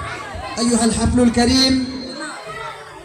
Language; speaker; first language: Arabic; non-native, learner; Bangla